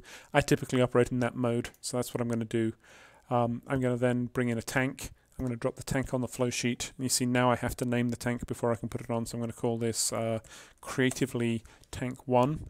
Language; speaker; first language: English; native; English